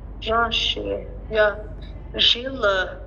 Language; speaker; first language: Russian; non-native, learner; Azerbaijani